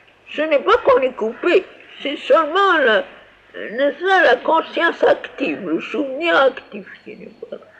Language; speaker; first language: French; native; French